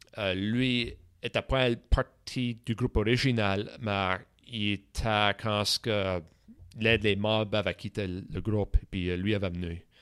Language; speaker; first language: French; native; French